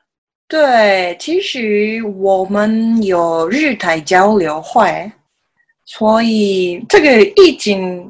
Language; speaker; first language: Chinese; non-native, learner; Japanese